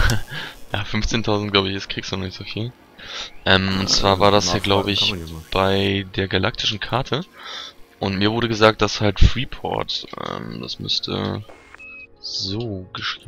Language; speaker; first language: German; native; German